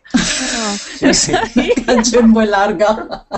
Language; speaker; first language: Spanish; non-native, learner; English